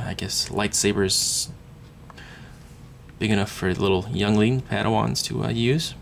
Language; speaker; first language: English; native; English